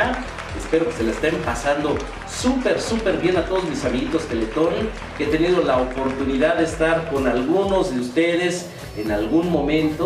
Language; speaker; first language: Spanish; native; Spanish